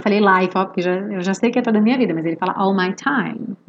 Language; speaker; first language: Portuguese; native; Portuguese